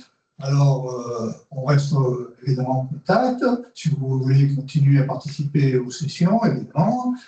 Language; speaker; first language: French; non-native, fluent; Spanish